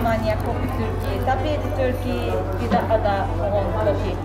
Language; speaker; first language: Indonesian; non-native, learner; Turkish